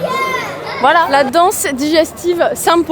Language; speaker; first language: French; native; French